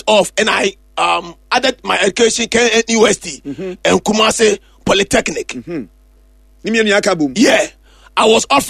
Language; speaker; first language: English; non-native, local second language; Akan